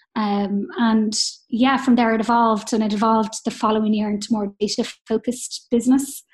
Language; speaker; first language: English; native; English